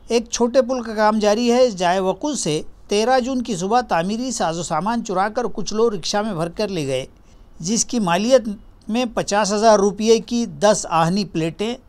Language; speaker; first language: Urdu; native; Urdu